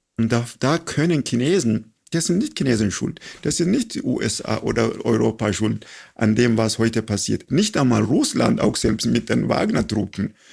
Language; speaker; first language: German; non-native, fluent; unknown